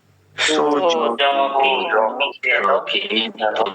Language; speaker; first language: Italian; non-native, learner; Bangla